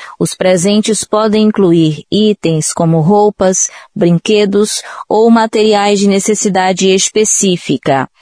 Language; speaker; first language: Portuguese; native; Portuguese